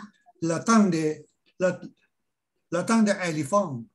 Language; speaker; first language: French; non-native, learner; Chinese